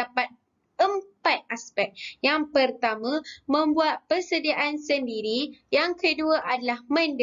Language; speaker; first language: Malay; native; Malay